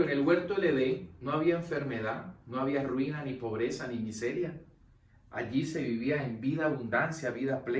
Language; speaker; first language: Spanish; native; Spanish